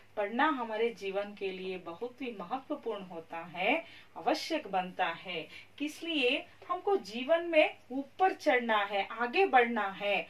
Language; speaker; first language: Hindi; non-native, local second language; Kannada